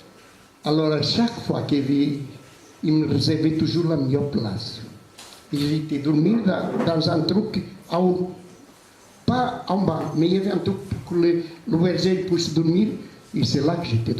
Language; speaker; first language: French; non-native, fluent; Portuguese